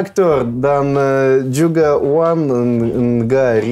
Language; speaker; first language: Indonesian; non-native, learner; Russian